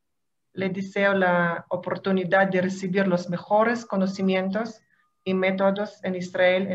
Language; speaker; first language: Spanish; non-native, fluent; Hebrew